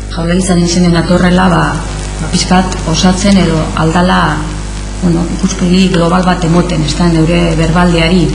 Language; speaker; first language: Basque; native; Basque